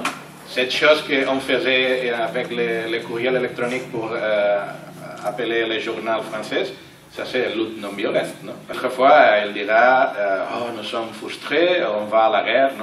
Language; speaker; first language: French; non-native, learner; Catalan